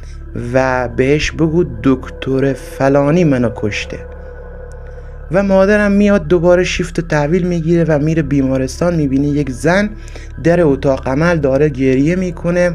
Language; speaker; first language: Persian; native; Persian